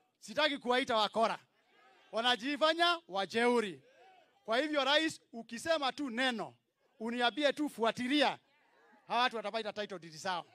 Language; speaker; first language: Swahili; non-native, local second language; Kikuyu